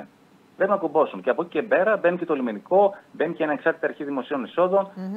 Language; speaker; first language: Greek; native; Greek